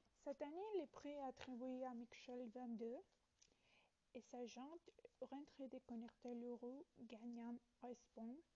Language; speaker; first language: French; non-native, learner; Italian